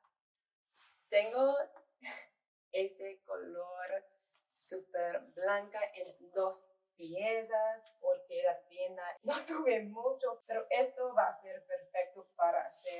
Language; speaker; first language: Spanish; non-native, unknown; English